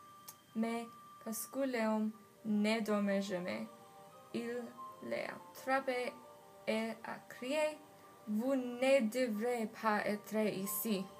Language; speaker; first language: French; non-native, learner; English